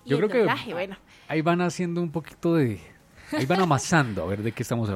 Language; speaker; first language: Spanish; native; Spanish